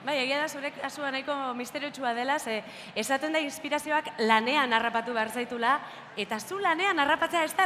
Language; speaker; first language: Basque; native; Basque